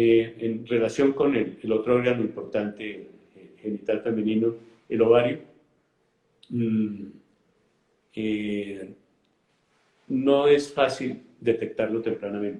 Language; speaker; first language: Spanish; native; Spanish